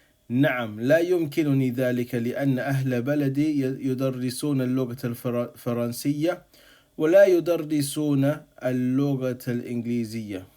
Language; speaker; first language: Arabic; non-native, fluent; English